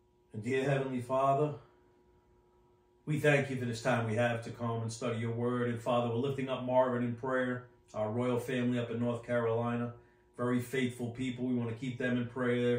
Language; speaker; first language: English; native; English